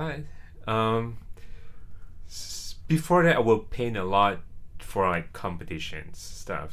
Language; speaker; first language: English; non-native, local second language; Chinese